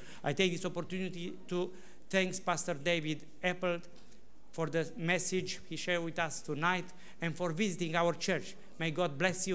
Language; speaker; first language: English; non-native, fluent; Romanian